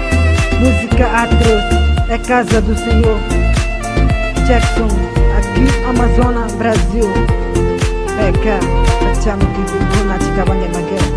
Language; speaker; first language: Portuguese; non-native, local second language; Ticuna